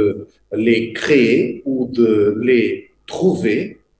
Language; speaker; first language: French; non-native, fluent; Russian